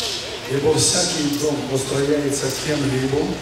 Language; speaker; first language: Russian; native; Russian